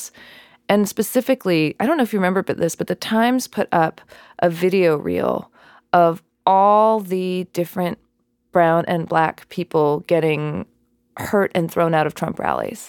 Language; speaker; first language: English; native; English